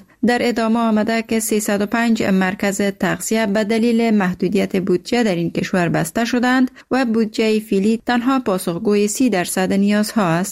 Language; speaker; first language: Persian; native; Persian